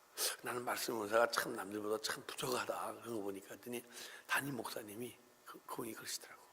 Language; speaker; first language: Korean; native; Korean